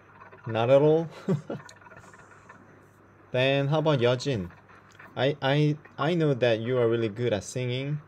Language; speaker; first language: English; non-native, fluent; Korean